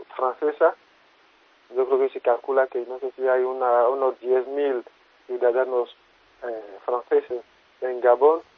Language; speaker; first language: Spanish; non-native, fluent; French